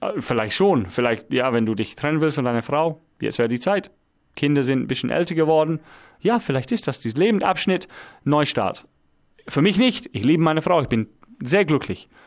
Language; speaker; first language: German; non-native, fluent; English